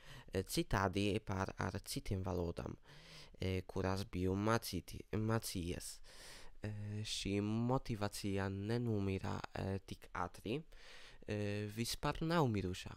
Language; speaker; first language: Latvian; non-native, learner; Polish